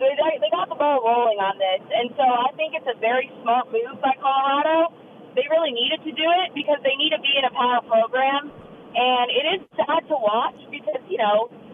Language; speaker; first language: English; native; English